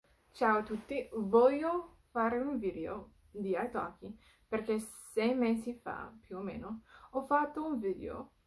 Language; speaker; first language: Italian; non-native, fluent; English